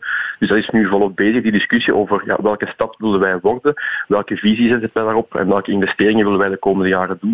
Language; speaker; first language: Dutch; native; Dutch